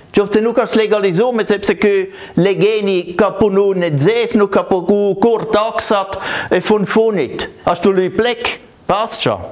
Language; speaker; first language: Albanian; non-native, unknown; German